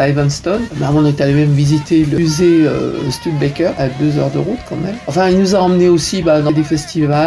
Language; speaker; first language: French; native; French